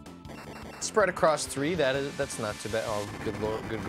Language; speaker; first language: English; native; English